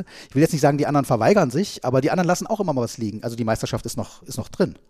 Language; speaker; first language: German; native; German